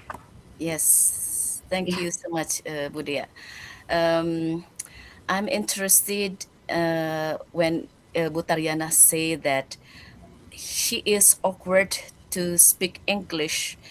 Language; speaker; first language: English; non-native, learner; Indonesian